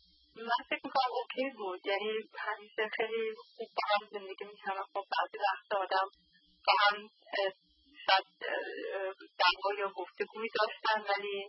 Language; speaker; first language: Persian; early bilingual, heritage; Persian